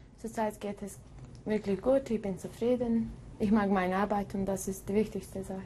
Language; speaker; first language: German; non-native, fluent; Bosnian